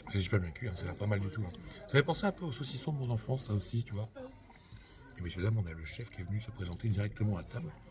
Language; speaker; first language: French; native; French